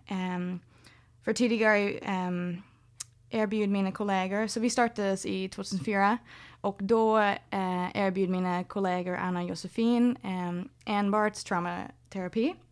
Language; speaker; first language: Swedish; non-native, fluent; English